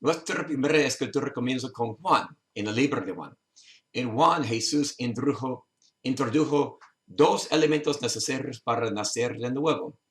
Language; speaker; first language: Spanish; non-native, learner; English